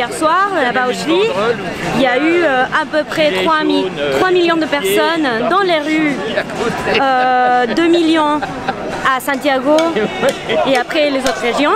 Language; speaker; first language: French; non-native, fluent; Spanish